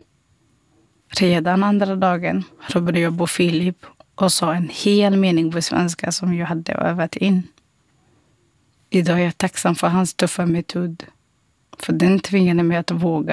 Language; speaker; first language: Swedish; non-native, fluent; Somali